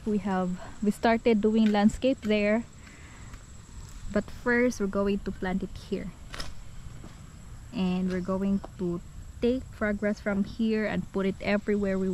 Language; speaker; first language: English; non-native, local second language; Cebuano